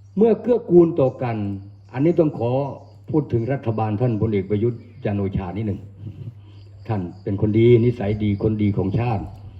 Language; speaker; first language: Thai; non-native, local second language; Northern Khmer